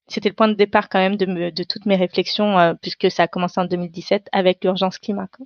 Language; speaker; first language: French; non-native, local second language; Tamil